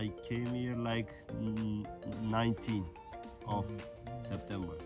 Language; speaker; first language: English; non-native, fluent; Turkish